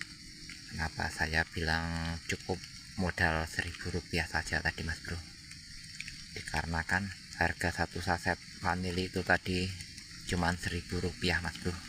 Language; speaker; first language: Indonesian; native; Indonesian